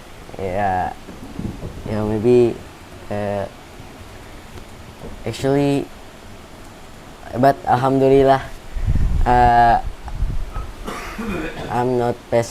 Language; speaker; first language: English; non-native, learner; Indonesian